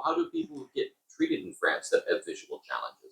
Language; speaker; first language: English; native; English